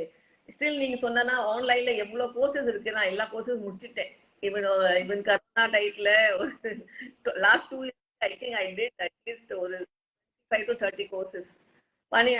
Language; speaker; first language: Tamil; non-native, local second language; Hindi